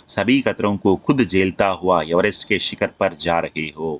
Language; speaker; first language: Hindi; non-native, local second language; Telugu